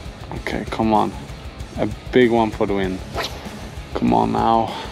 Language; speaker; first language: English; non-native, fluent; Swedish